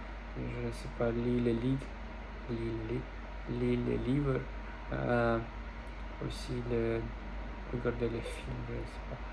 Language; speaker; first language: French; non-native, learner; Russian